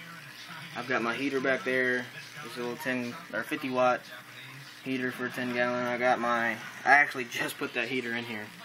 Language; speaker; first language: English; native; English